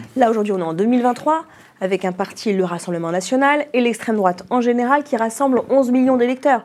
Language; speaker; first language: French; native; French